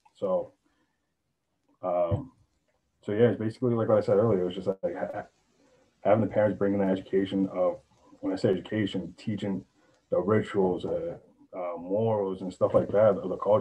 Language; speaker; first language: English; native; English